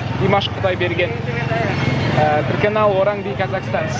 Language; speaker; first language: Indonesian; non-native, learner; Kazakh